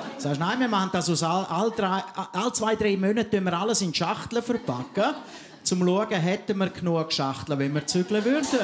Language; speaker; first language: German; native; German